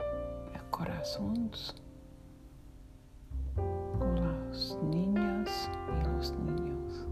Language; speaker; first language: Spanish; non-native, learner; English